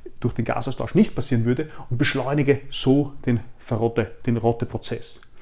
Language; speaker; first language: German; native; German